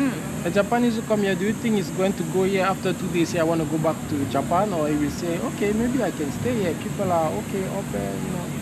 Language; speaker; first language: English; non-native, learner; French